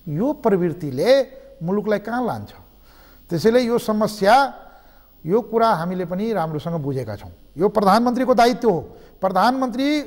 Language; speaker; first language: Nepali; non-native, local second language; Maithili